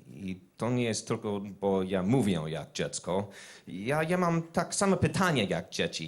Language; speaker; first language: Polish; non-native, learner; English